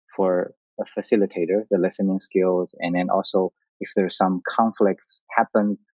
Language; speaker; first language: English; non-native, learner; Chinese